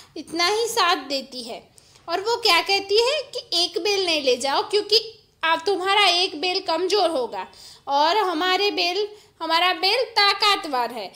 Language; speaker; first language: Hindi; non-native, local second language; Gujarati